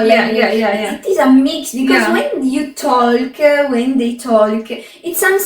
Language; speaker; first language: English; non-native, fluent; Arabic